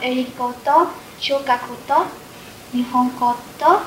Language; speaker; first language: Japanese; non-native, learner; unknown